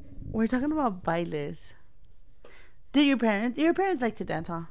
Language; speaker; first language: English; early bilingual, other home language; Spanish